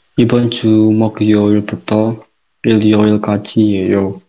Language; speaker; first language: Korean; non-native, learner; Indonesian